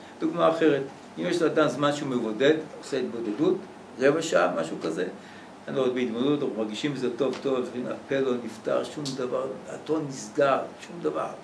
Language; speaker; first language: Hebrew; native; Hebrew